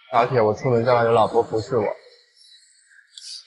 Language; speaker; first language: Chinese; native; Chinese